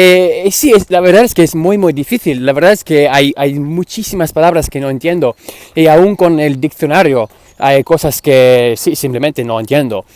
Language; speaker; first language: Spanish; non-native, fluent; English